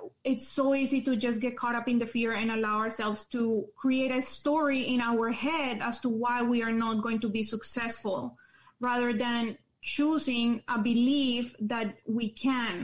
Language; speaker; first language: English; non-native, fluent; Spanish